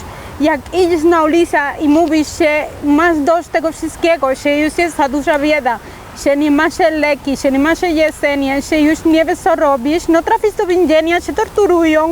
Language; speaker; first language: Polish; non-native, fluent; Spanish